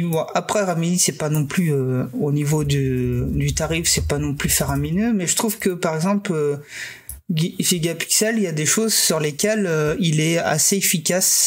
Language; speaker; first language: French; native; French